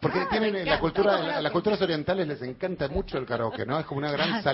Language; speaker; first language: Spanish; native; Spanish